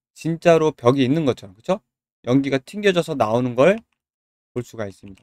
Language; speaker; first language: Korean; native; Korean